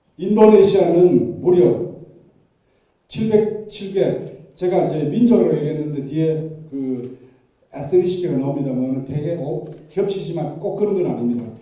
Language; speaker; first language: Korean; native; Korean